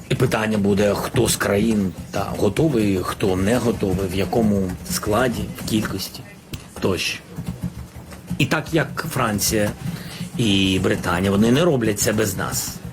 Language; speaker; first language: Ukrainian; non-native, local second language; Russian